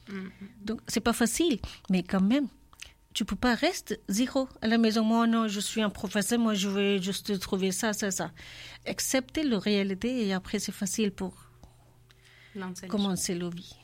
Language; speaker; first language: French; non-native, learner; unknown